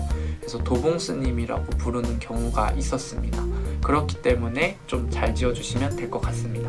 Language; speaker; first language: Korean; native; Korean